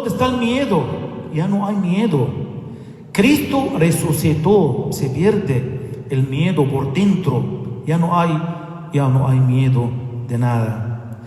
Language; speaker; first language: Spanish; non-native, fluent; Arabic